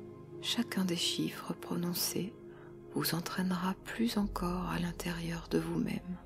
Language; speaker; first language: French; native; French